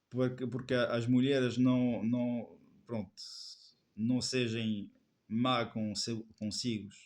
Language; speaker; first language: Portuguese; non-native, fluent; French